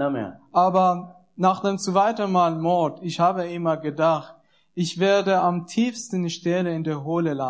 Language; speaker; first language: German; non-native, learner; Persian